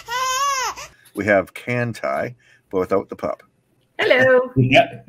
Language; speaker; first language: English; native; English